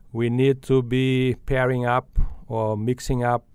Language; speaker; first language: English; non-native, fluent; Portuguese